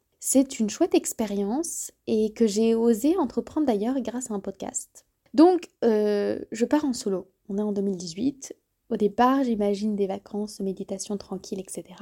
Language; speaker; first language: French; native; French